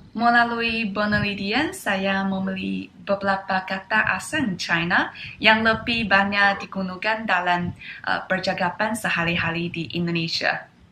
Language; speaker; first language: Indonesian; non-native, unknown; Chinese